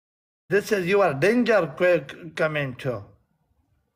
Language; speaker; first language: English; non-native, learner; Pashto